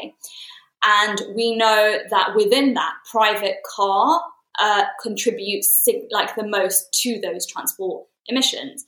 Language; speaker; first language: English; native; English